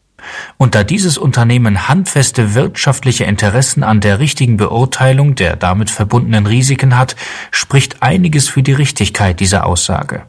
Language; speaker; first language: German; native; German